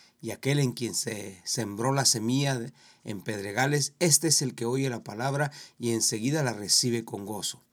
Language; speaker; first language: Spanish; native; Spanish